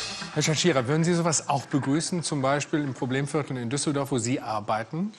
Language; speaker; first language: German; native; German